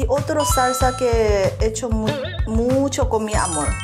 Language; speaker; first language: Spanish; non-native, learner; Korean